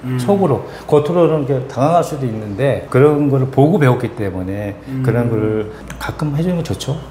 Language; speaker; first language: Korean; native; Korean